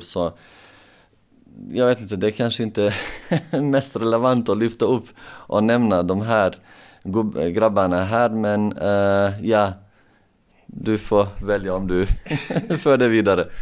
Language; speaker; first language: Swedish; non-native, local second language; Bosnian